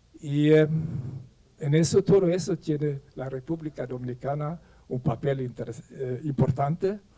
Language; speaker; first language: Spanish; non-native, fluent; Swedish